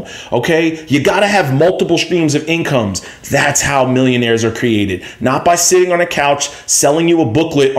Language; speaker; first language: English; native; English